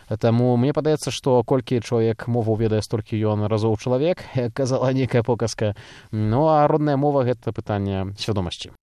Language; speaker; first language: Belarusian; native; Belarusian